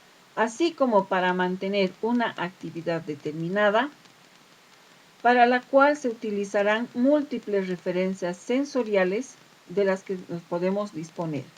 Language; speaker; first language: Spanish; native; Spanish